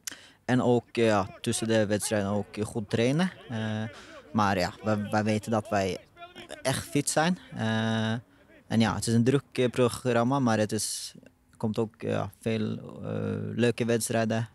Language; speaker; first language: Dutch; non-native, fluent; Norwegian